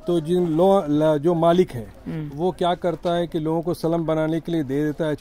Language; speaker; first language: Hindi; native; Hindi